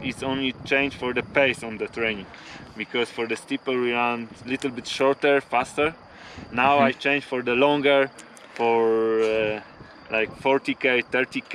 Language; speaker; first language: English; non-native, learner; Polish